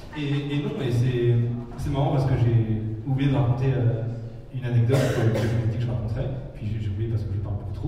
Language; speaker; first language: French; native; French